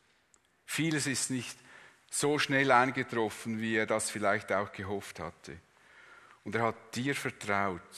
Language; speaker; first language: German; native; German